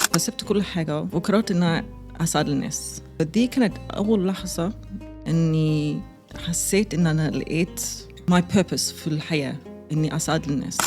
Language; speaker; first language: Egyptian Arabic; early bilingual, heritage; Arabic